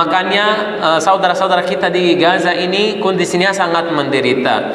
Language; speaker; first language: Indonesian; non-native, fluent; Arabic